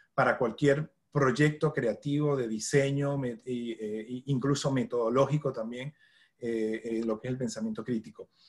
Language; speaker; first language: Spanish; native; Spanish